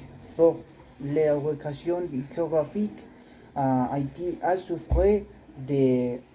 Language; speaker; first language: French; non-native, learner; Spanish